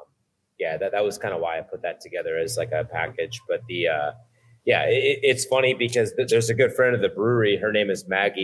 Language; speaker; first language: English; native; English